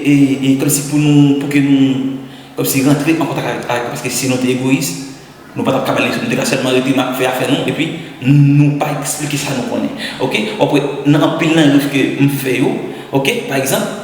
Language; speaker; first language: French; non-native, learner; Haitian Creole